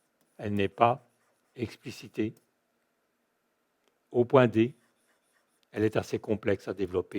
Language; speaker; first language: French; native; French